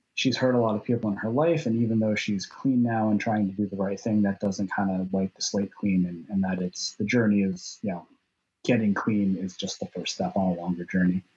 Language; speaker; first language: English; native; English